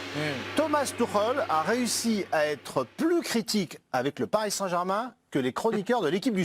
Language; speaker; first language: French; native; French